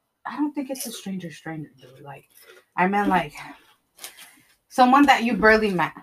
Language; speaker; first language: English; early bilingual, other home language; Spanish